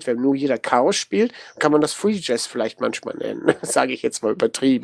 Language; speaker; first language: German; native; German